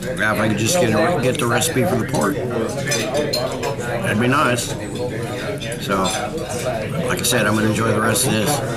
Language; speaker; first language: English; native; English